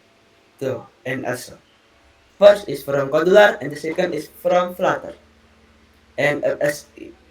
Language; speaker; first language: English; non-native, learner; Indonesian